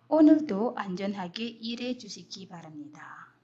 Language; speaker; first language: Korean; non-native, fluent; Indonesian